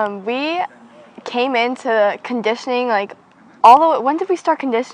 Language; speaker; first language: English; native; English